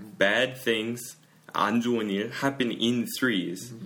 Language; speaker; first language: English; native; English